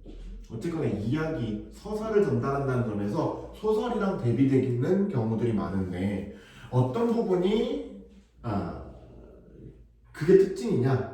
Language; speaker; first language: Korean; native; Korean